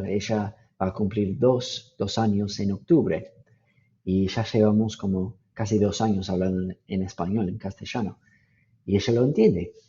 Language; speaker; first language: Spanish; non-native, fluent; English